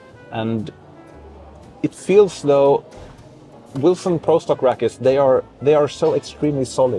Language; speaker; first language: English; non-native, fluent; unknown